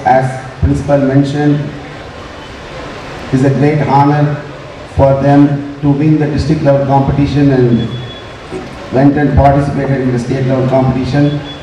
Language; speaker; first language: English; non-native, local second language; Tamil